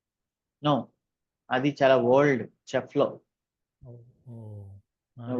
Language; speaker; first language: Telugu; native; Telugu